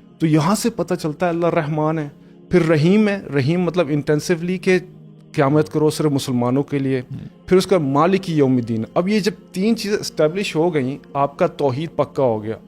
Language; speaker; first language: Urdu; native; Urdu